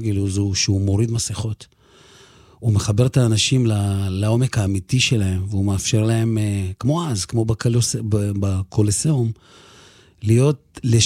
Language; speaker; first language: Hebrew; early bilingual, other home language; Russian